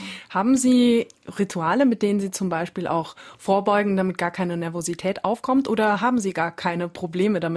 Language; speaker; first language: German; native; German